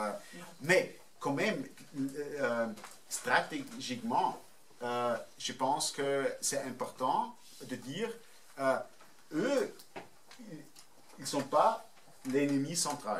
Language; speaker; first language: French; non-native, fluent; German